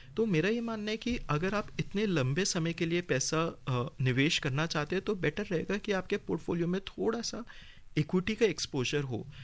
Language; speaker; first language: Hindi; native; Hindi